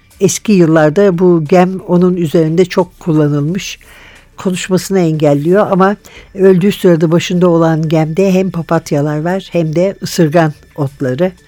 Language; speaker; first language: Turkish; native; Turkish